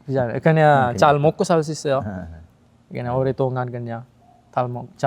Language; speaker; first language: Korean; non-native, fluent; Sinhala